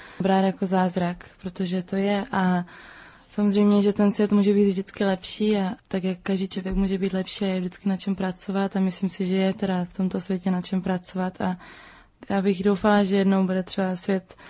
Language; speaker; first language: Czech; native; Czech